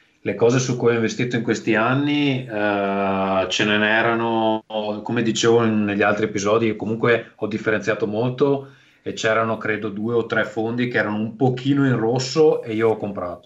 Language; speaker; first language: Italian; native; Italian